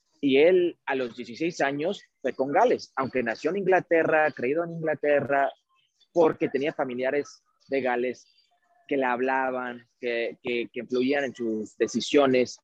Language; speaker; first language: Spanish; early bilingual, heritage; Spanish